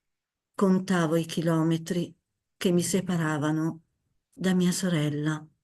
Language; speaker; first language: Italian; native; Italian